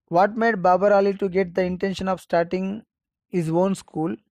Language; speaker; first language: English; non-native, local second language; Kannada